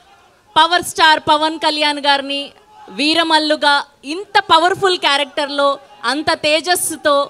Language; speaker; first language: Telugu; native; Telugu